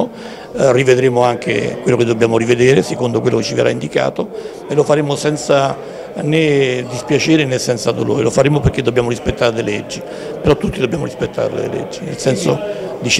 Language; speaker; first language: Italian; native; Italian